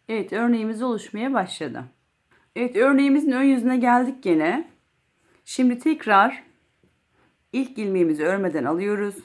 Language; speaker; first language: Turkish; native; Turkish